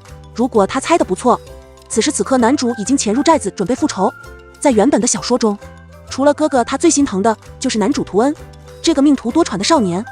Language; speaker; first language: Chinese; native; Chinese